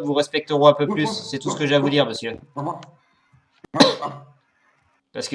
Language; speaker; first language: French; native; French